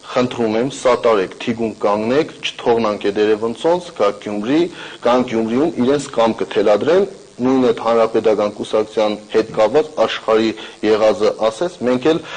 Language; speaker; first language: Armenian; native; Armenian